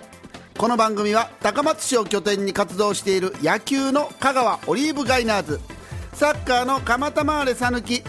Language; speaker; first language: Japanese; native; Japanese